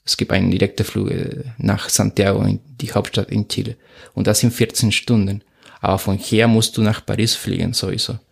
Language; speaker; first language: German; non-native, fluent; Spanish